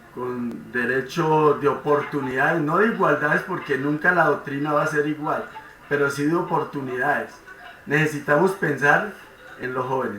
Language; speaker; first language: Spanish; native; Spanish